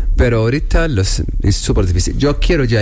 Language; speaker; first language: Spanish; non-native, learner; Arabic